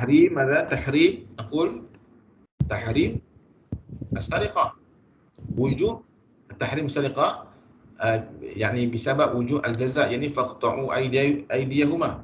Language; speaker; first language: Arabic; non-native, fluent; Malay